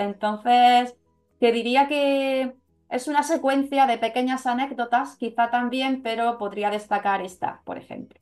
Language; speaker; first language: Spanish; native; Spanish